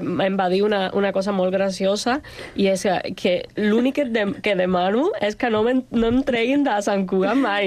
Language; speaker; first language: Catalan; non-native, fluent; Spanish